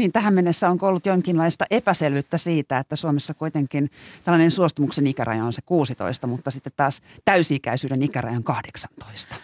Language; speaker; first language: Finnish; native; Finnish